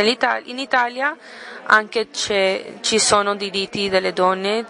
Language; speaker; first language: Italian; non-native, learner; English